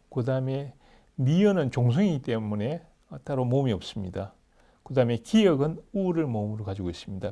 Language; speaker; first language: Korean; native; Korean